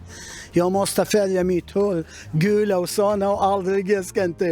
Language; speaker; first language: Swedish; non-native, learner; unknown